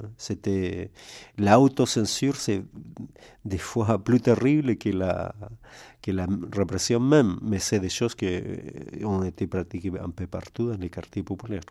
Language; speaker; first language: French; non-native, fluent; Spanish